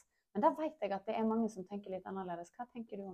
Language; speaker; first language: Norwegian; native; Norwegian